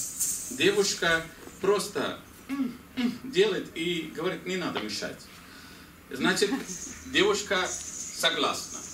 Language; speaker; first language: Russian; non-native, fluent; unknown